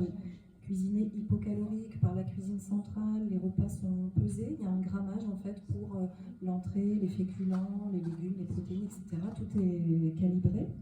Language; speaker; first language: French; native; French